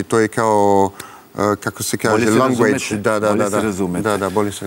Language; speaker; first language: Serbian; early bilingual, heritage; French